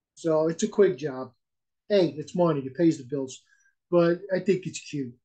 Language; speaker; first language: English; native; English